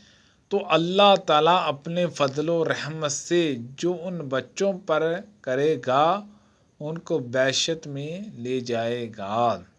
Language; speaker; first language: Urdu; native; Urdu